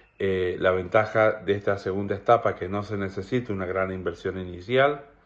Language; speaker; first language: Spanish; native; Spanish